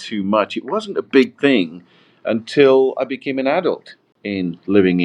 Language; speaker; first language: English; native; English